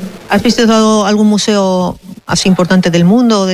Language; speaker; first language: Spanish; native; Spanish